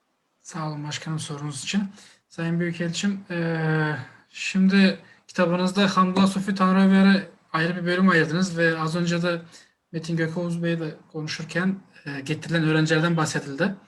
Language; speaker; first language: Turkish; native; Turkish